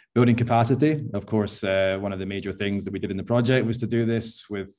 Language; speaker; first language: English; native; English